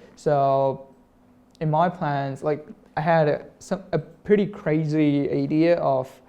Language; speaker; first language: English; non-native, fluent; Russian